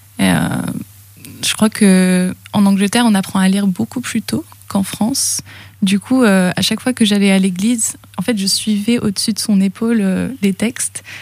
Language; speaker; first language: French; early bilingual, other home language; English